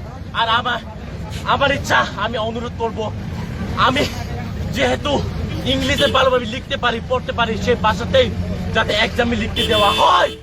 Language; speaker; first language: Bangla; non-native, local second language; Kok Borok